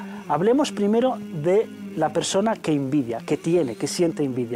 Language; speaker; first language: Spanish; native; Spanish